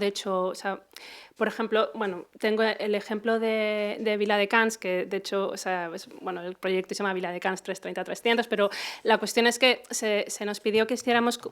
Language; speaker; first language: Spanish; native; Spanish